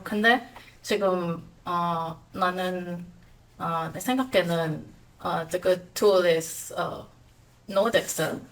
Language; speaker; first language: Korean; non-native, fluent; Croatian